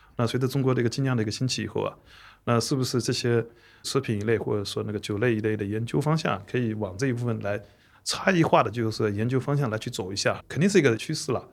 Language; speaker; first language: Chinese; native; Chinese